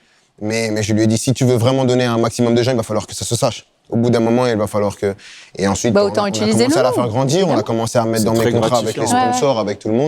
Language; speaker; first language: French; native; French